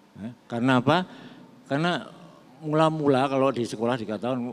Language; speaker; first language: Indonesian; native; Indonesian